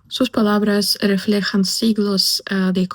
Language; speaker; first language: Spanish; non-native, fluent; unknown